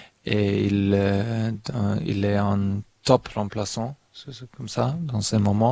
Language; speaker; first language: French; non-native, learner; German